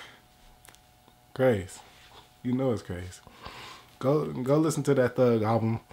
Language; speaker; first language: English; native; English